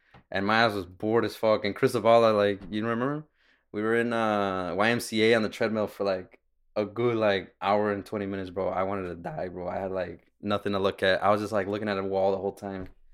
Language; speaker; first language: English; early bilingual, other home language; Spanish